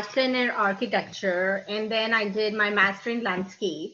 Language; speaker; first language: English; non-native, local second language; Hindi